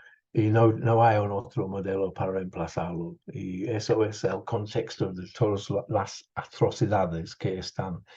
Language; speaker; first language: Spanish; non-native, fluent; English